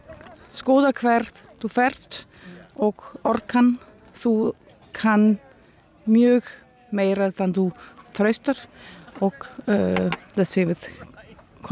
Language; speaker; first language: Icelandic; non-native, learner; Danish